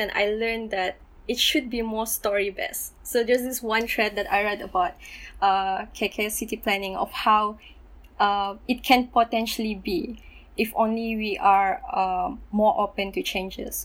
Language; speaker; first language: English; non-native, local second language; Malay